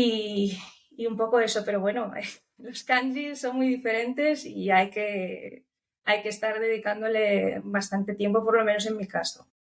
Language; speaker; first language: Spanish; early bilingual, other home language; Romanian